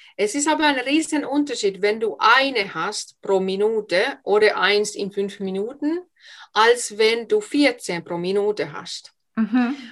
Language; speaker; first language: German; non-native, fluent; Finnish